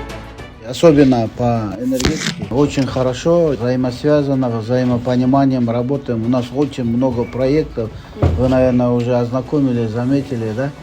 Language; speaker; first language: Russian; non-native, local second language; Kyrgyz